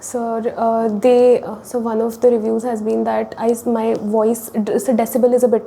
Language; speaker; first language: English; non-native, local second language; Hindi